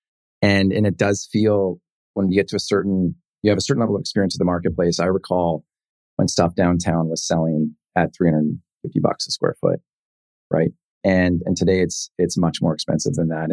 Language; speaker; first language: English; native; English